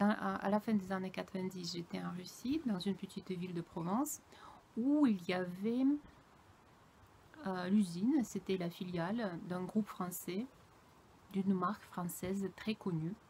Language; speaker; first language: French; non-native, fluent; Russian